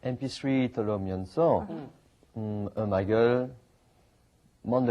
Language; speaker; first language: Korean; non-native, learner; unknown